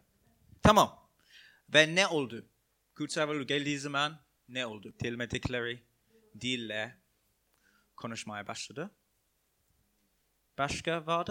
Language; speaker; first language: Turkish; non-native, fluent; English